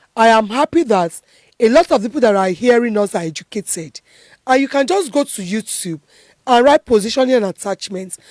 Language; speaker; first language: English; non-native, local second language; Yoruba